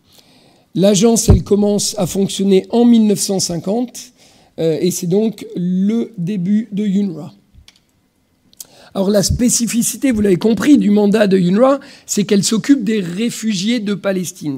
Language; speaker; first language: French; native; French